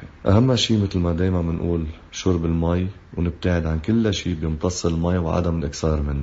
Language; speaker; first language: Arabic; native; Arabic